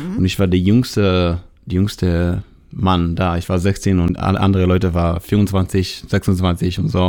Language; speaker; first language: German; non-native, learner; Hebrew